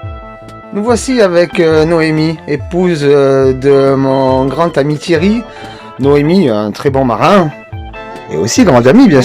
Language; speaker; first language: French; native; French